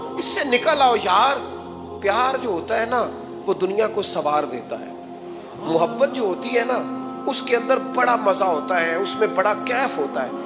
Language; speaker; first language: Urdu; non-native, local second language; Punjabi